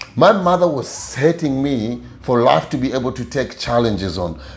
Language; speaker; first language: English; non-native, local second language; Luyia